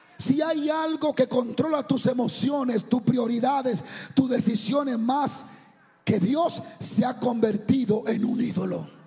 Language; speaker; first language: Spanish; native; Spanish